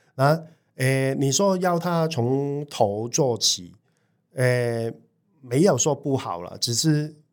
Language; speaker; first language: Chinese; non-native, local second language; Cantonese